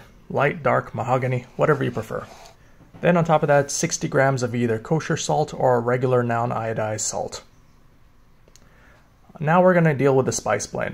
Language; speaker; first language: English; native; English